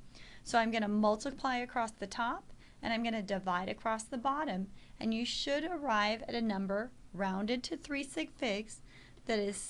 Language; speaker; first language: English; native; English